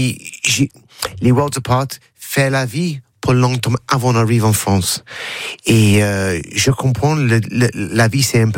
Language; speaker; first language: French; non-native, learner; English